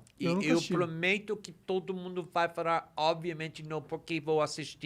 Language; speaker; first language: Portuguese; non-native, fluent; English